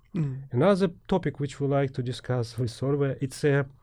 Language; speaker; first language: English; non-native, fluent; Ukrainian